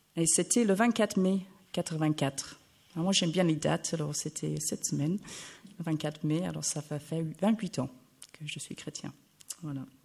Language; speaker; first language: French; non-native, fluent; English